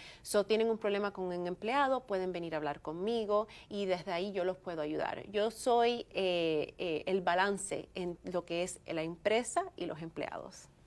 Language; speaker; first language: Spanish; early bilingual, heritage; Spanish